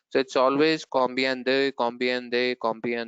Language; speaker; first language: French; non-native, learner; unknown